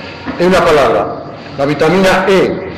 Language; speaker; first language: Spanish; native; Spanish